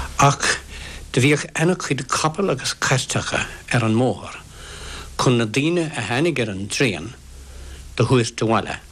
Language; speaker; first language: Irish; native; Irish